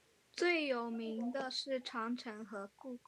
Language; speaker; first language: Chinese; non-native, learner; English